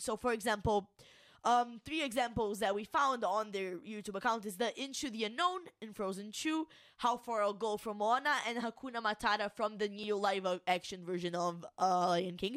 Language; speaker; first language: English; non-native, fluent; Portuguese